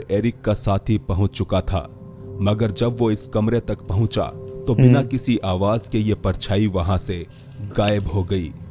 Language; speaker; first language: Hindi; native; Hindi